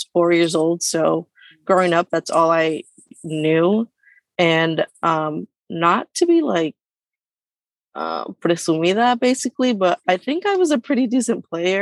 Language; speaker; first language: English; native; English